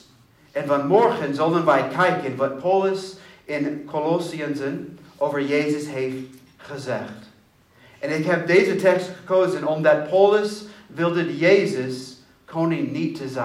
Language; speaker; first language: Dutch; non-native, learner; English